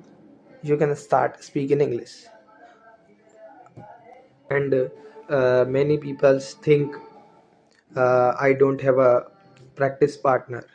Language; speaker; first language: English; non-native, learner; Hindi